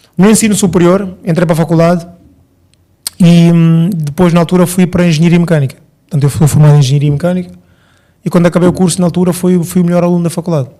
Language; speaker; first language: Portuguese; early bilingual, other home language; Upper Guinea Crioulo